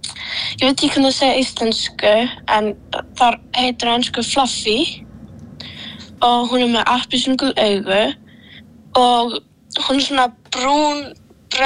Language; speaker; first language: Icelandic; early bilingual, other home language; Polish